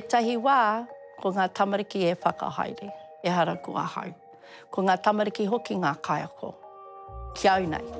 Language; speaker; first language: Māori; non-native, local second language; English